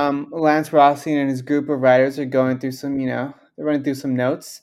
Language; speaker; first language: English; early bilingual, other home language; Spanish